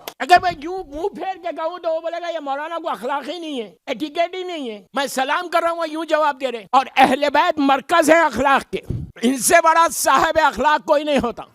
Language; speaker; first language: Urdu; native; Urdu